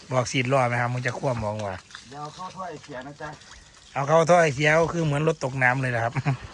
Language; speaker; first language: Thai; native; Thai